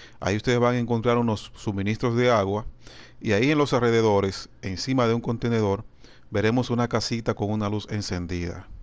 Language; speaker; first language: Spanish; native; Spanish